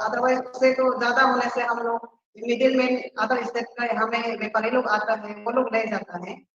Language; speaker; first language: Hindi; non-native, local second language; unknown